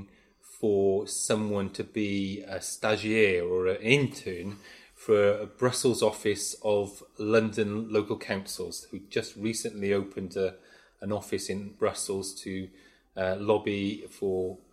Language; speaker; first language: English; native; English